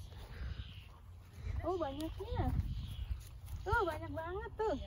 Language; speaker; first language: Indonesian; native; Indonesian